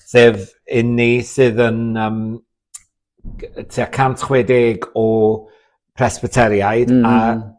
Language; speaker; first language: Welsh; native; Welsh